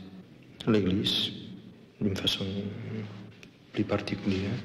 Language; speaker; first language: French; non-native, fluent; Catalan